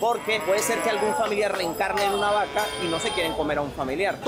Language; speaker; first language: Spanish; native; Spanish